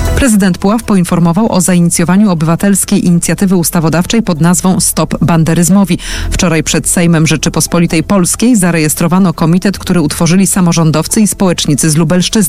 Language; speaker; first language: Polish; native; Polish